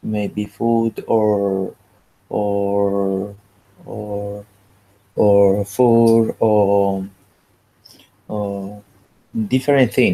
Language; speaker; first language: English; non-native, learner; Spanish